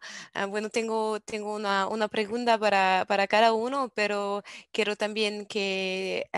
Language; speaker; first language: Spanish; non-native, learner; English